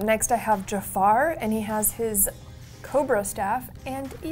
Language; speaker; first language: English; native; English